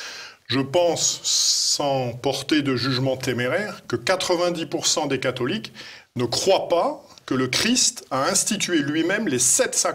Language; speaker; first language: French; native; French